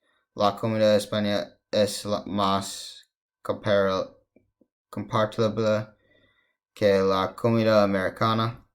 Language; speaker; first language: Spanish; non-native, learner; English